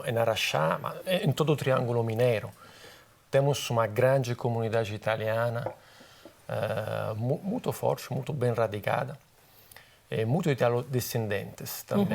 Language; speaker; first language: Portuguese; non-native, fluent; Italian